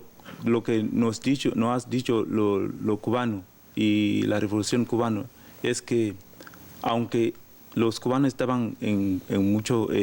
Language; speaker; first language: Spanish; non-native, learner; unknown